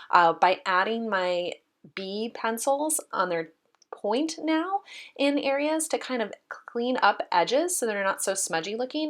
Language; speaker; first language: English; native; English